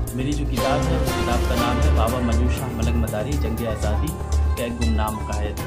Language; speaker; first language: Hindi; native; Hindi